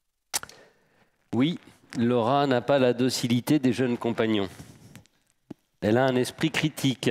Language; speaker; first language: French; native; French